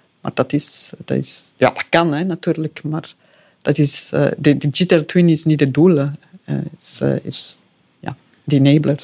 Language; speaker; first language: Dutch; non-native, fluent; Italian